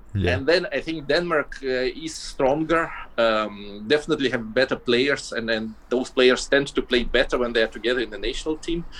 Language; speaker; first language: English; non-native, fluent; Russian